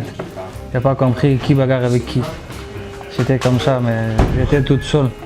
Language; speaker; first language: French; non-native, learner; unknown